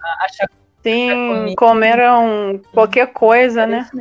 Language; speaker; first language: Portuguese; non-native, fluent; Russian